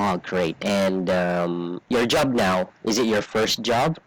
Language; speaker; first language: English; non-native, fluent; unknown